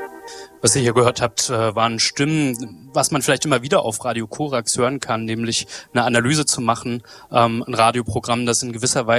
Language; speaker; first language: German; native; German